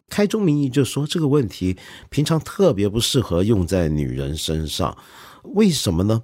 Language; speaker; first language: Chinese; non-native, local second language; Cantonese